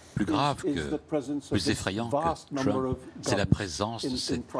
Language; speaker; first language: French; non-native, fluent; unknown